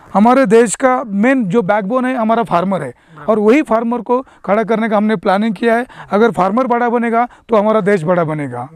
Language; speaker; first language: Hindi; non-native, local second language; Marathi